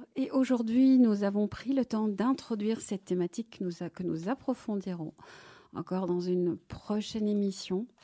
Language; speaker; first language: French; native; French